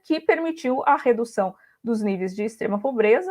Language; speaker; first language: Portuguese; native; Portuguese